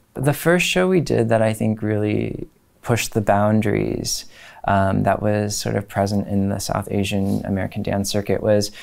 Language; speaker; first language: English; native; English